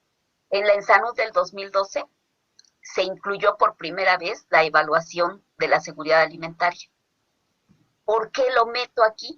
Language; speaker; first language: Spanish; native; Spanish